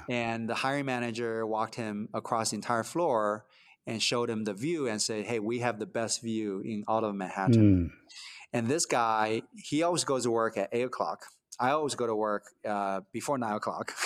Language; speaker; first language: English; early bilingual, other home language; Chinese